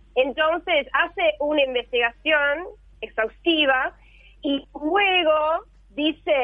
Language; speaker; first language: Spanish; non-native, fluent; English